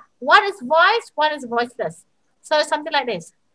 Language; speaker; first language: English; non-native, local second language; Malay